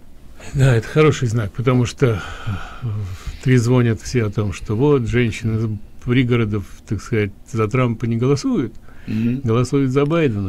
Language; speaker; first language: Russian; native; Russian